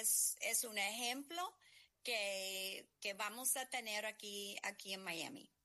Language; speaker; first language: Spanish; non-native, fluent; English